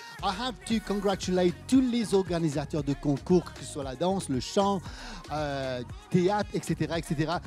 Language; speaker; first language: French; non-native, local second language; Morisyen